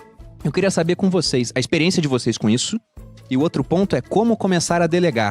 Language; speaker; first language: Portuguese; native; Portuguese